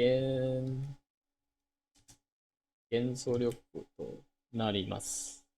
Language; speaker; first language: Japanese; non-native, learner; English